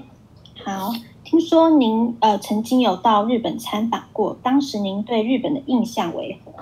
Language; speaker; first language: Chinese; native; Chinese